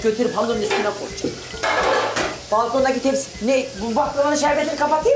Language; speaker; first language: Turkish; native; Turkish